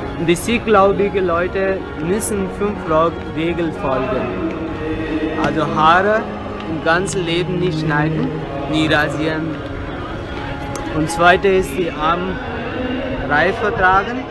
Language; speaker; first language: German; non-native, learner; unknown